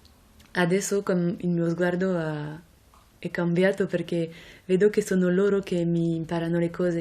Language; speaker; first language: Italian; non-native, fluent; French